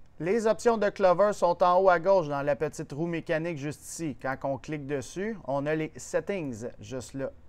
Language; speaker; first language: French; native; French